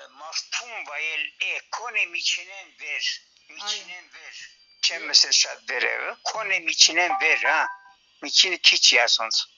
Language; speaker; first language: Armenian; early bilingual, heritage; Armenian